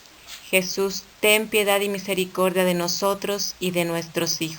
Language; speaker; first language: Spanish; native; Spanish